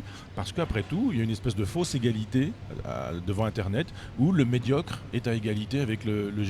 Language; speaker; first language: French; native; French